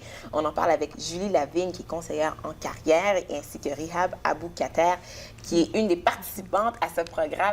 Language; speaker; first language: French; native; French